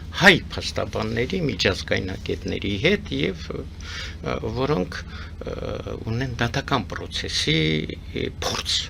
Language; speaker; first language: Armenian; early bilingual, heritage; Armenian